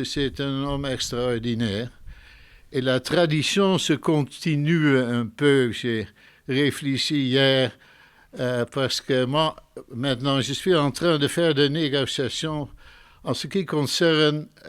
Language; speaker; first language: French; non-native, fluent; Dutch